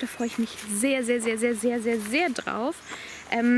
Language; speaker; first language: German; native; German